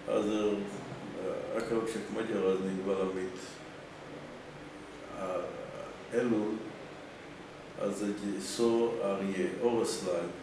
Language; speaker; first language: Hungarian; early bilingual, heritage; Hungarian